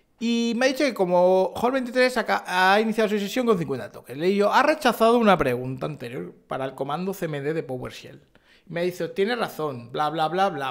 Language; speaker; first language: Spanish; native; Spanish